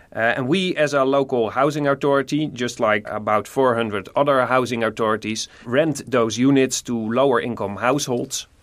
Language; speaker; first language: English; non-native, fluent; Dutch